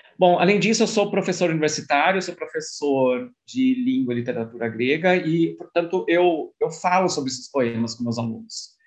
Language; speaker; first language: Portuguese; early bilingual, other home language; German